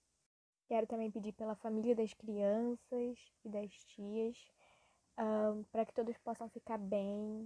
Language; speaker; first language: Portuguese; native; Portuguese